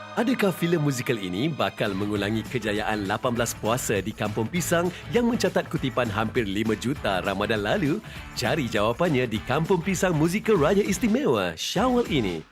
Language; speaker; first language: Malay; native; Malay